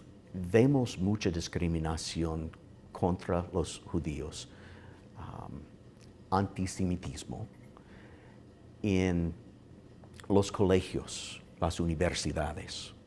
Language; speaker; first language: Spanish; non-native, learner; English